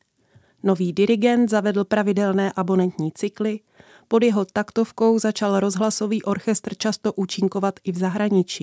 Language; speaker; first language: Czech; native; Czech